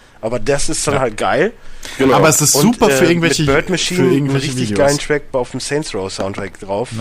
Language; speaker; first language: German; native; German